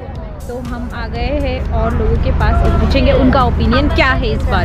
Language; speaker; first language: Hindi; native; Hindi